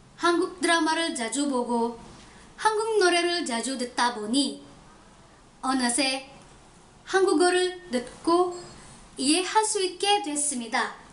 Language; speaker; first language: Korean; non-native, learner; Indonesian